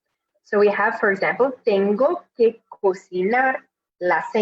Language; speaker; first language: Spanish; non-native, fluent; English